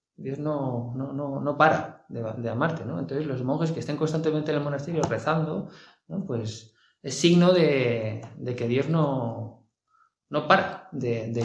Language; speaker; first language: Spanish; native; Spanish